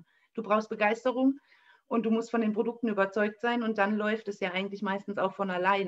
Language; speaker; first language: German; native; German